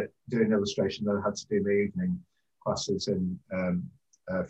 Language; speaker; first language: English; native; English